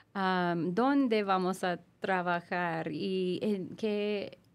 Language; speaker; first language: Spanish; non-native, learner; English